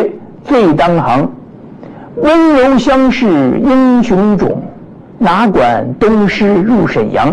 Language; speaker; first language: Chinese; native; Chinese